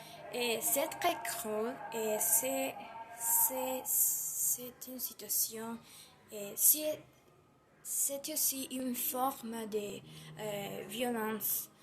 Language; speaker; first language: French; non-native, learner; Spanish